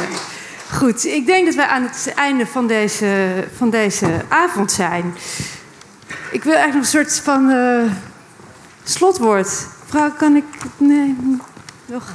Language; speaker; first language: Dutch; native; Dutch